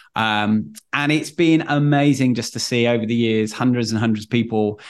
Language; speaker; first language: English; native; English